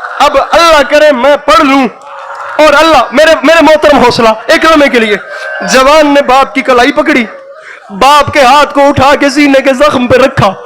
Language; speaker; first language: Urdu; non-native, local second language; Punjabi